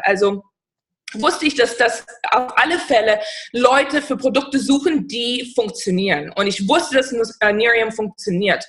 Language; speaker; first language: German; non-native, fluent; English